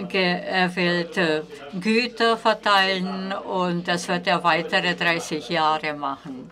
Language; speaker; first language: German; non-native, fluent; Czech